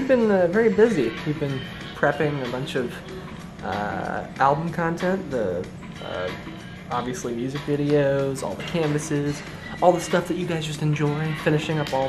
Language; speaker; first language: English; native; English